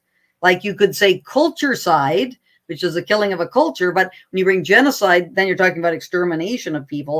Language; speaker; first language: English; native; English